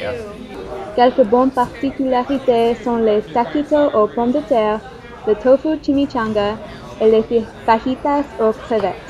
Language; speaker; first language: French; non-native, learner; English